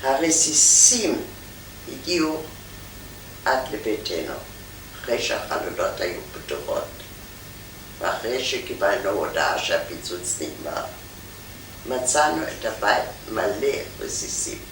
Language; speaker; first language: Hebrew; non-native, fluent; German